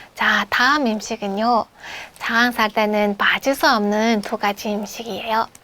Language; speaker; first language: Korean; non-native, fluent; Mongolian